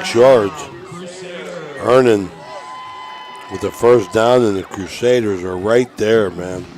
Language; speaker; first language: English; native; English